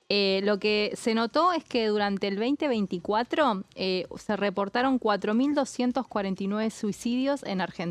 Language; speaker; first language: Spanish; native; Spanish